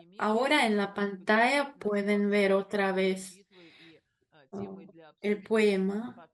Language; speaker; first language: Spanish; non-native, fluent; Russian